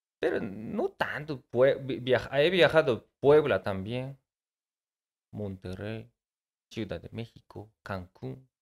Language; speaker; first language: Spanish; non-native, learner; Japanese